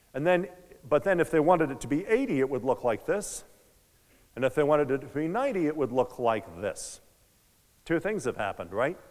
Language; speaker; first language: English; native; English